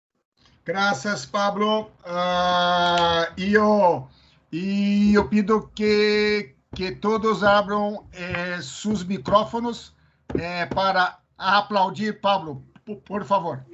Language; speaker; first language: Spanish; non-native, learner; Portuguese